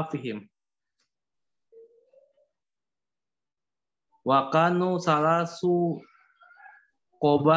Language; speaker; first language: Arabic; non-native, learner; Indonesian